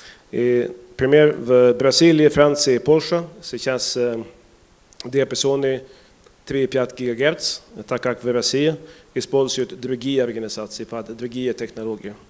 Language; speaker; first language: Russian; non-native, fluent; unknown